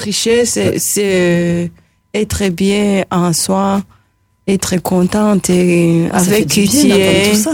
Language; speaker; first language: French; non-native, local second language; Rundi